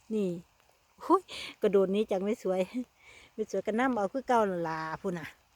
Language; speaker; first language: Thai; native; Thai